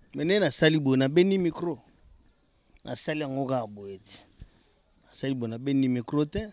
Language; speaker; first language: French; non-native, local second language; Lingala